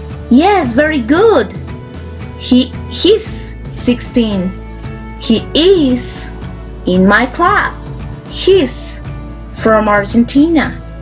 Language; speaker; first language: English; non-native, fluent; Spanish